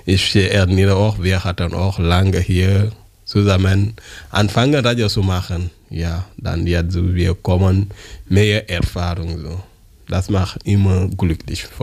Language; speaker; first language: German; non-native, learner; French